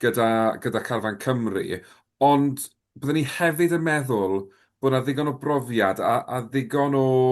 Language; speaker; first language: Welsh; native; Welsh